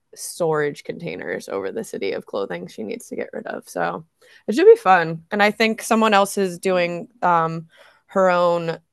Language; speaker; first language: English; native; English